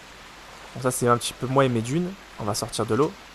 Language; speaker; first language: French; native; French